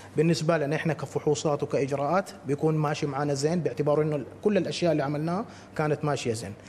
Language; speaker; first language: Arabic; native; Arabic